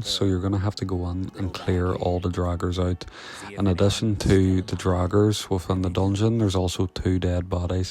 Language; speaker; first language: English; native; English